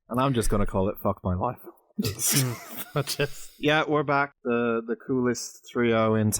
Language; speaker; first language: English; native; English